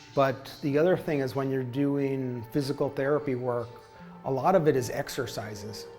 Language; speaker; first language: English; native; English